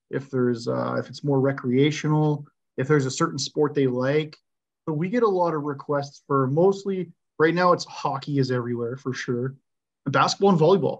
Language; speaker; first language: English; native; English